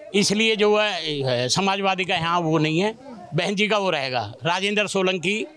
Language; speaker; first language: Hindi; native; Hindi